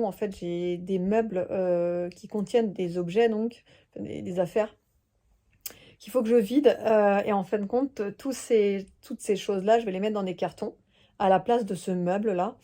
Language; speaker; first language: French; native; French